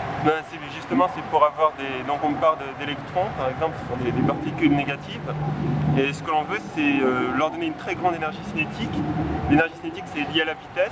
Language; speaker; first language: French; native; French